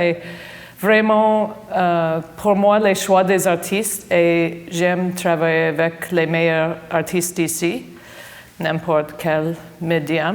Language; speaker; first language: French; non-native, fluent; English